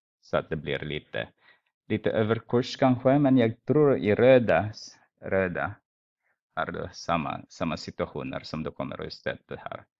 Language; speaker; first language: Swedish; non-native, fluent; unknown